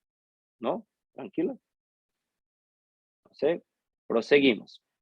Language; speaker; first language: Spanish; non-native, fluent; Portuguese